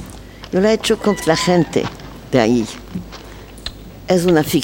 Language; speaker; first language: Spanish; non-native, learner; French